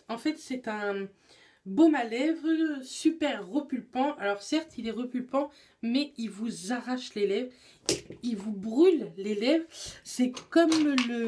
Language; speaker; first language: French; native; French